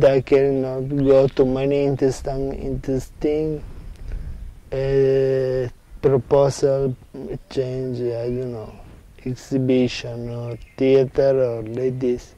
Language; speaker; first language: English; non-native, learner; Italian